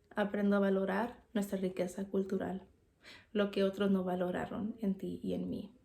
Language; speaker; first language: Spanish; early bilingual, heritage; Spanish